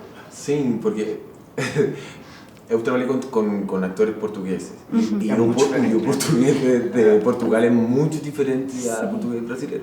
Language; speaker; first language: Portuguese; non-native, fluent; Spanish